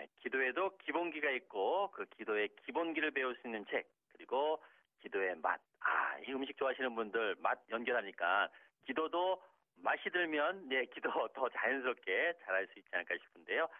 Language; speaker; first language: Korean; native; Korean